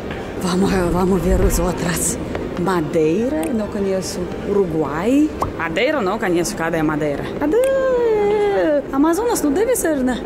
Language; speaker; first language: Portuguese; non-native, fluent; Russian